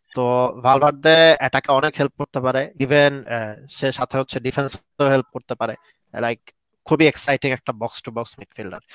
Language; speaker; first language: Bangla; native; Bangla